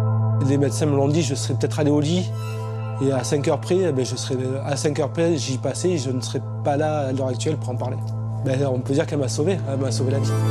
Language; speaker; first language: French; native; French